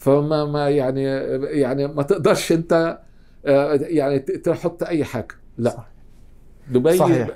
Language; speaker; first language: Arabic; native; Arabic